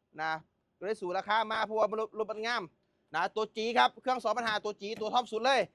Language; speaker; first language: Thai; non-native, local second language; Northeastern Thai